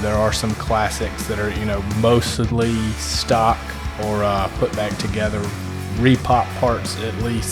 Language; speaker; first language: English; native; English